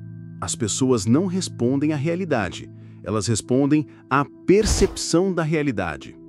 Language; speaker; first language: Portuguese; native; Portuguese